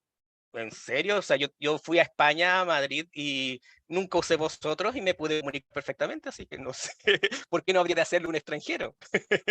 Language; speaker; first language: Spanish; native; Spanish